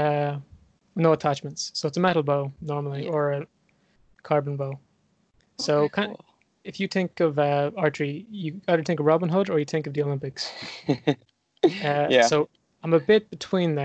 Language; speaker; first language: English; native; English